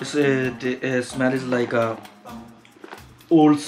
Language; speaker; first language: English; non-native, learner; Urdu